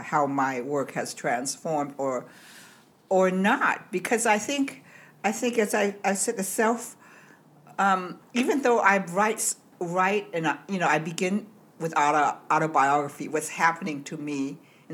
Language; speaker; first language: English; early bilingual, other home language; Cantonese